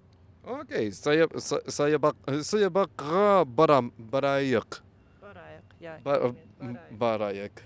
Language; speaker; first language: Kazakh; non-native, learner; Spanish